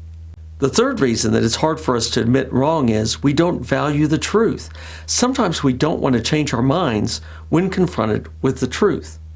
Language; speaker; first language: English; native; English